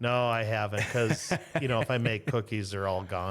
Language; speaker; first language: English; native; English